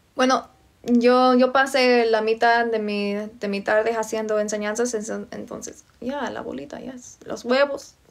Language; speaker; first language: Spanish; non-native, fluent; English